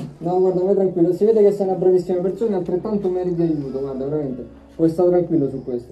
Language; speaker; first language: Italian; native; Italian